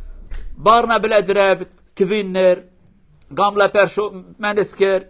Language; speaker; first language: Norwegian; non-native, fluent; Kurdish